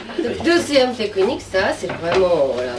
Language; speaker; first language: French; non-native, learner; Japanese